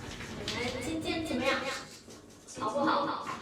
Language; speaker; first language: Chinese; non-native, learner; Indonesian